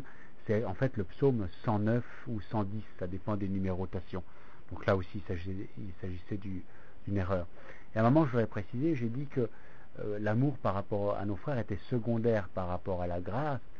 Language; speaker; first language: French; native; French